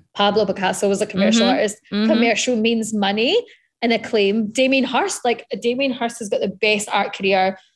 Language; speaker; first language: English; native; English